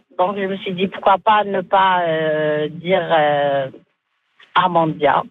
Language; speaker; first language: French; non-native, local second language; Arabic